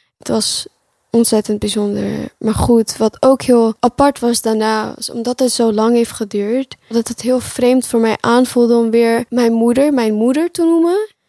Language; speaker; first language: Dutch; early bilingual, other home language; Pashto